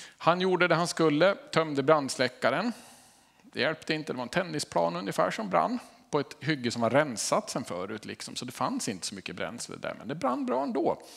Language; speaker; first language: Swedish; native; Swedish